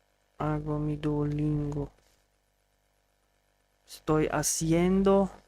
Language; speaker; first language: Spanish; non-native, learner; English